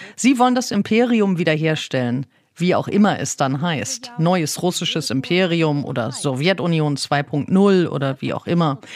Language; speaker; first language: German; non-native, fluent; Ukrainian